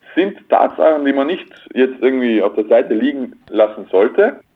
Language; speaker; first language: German; native; German